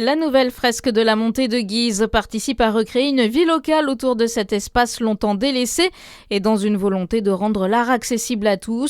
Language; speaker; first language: French; native; French